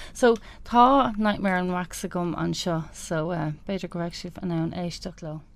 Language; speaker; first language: Irish; non-native, local second language; English